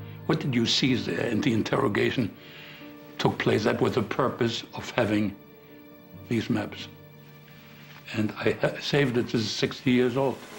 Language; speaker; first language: English; non-native, fluent; German